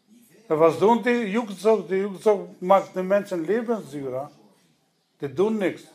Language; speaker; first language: Dutch; non-native, learner; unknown